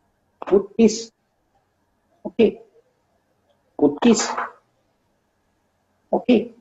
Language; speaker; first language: English; non-native, learner; Romanian